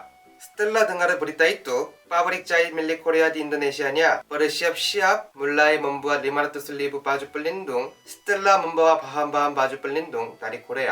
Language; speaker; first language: Indonesian; non-native, learner; Korean